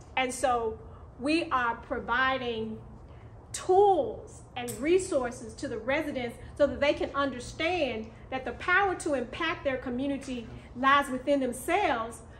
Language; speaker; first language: English; native; English